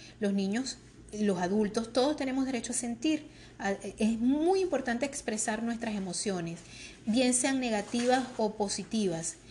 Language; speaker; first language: Spanish; native; Spanish